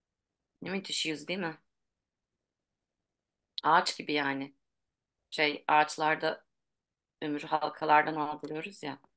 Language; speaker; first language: Turkish; native; Turkish